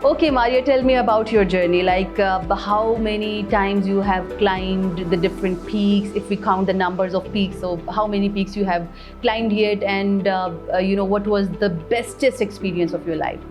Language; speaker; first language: English; non-native, fluent; Urdu